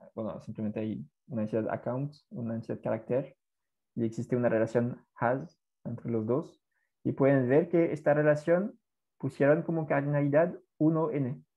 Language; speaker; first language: Spanish; non-native, fluent; French